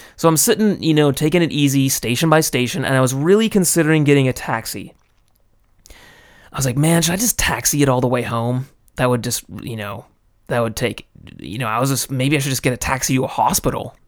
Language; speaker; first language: English; native; English